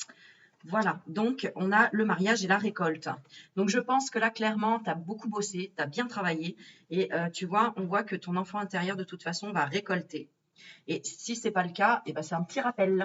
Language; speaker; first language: French; native; French